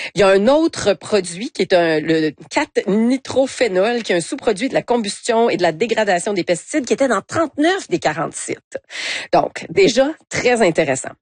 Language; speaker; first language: French; native; French